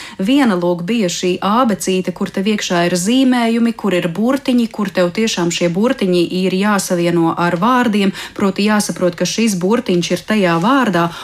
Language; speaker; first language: Latvian; native; Latvian